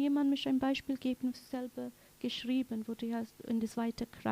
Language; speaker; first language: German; non-native, learner; English